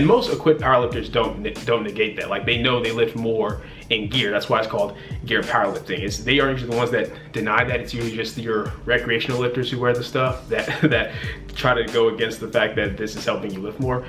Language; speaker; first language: English; native; English